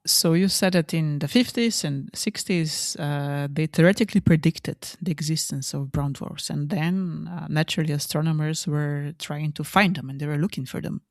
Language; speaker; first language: English; non-native, fluent; Slovenian